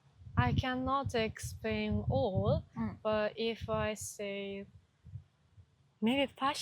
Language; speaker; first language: English; non-native, learner; Japanese